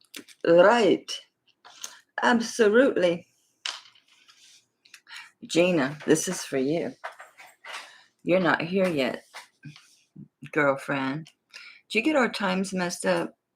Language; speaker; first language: English; native; English